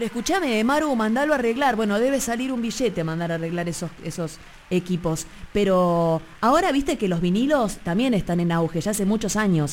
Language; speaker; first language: Spanish; native; Spanish